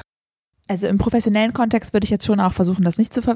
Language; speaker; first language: German; native; German